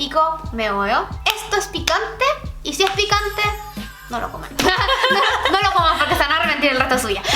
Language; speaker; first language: Spanish; native; Spanish